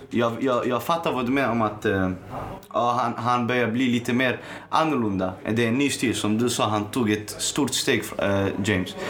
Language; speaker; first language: Swedish; early bilingual, other home language; Arabic